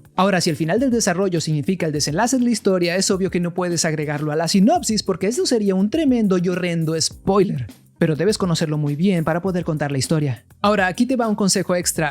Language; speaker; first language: Spanish; native; Spanish